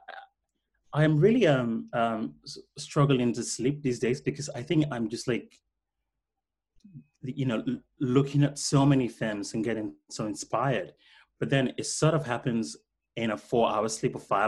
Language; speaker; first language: English; non-native, local second language; Krio